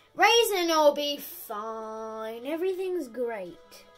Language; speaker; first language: English; native; English